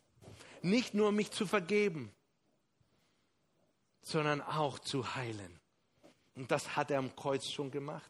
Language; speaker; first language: German; non-native, fluent; Spanish